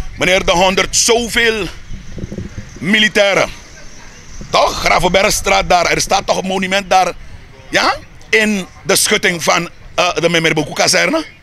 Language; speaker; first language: Dutch; native; Dutch